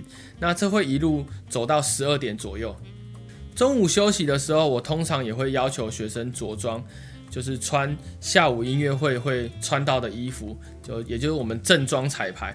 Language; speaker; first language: Chinese; native; Chinese